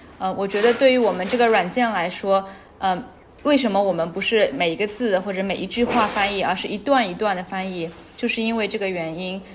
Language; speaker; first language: Chinese; native; Chinese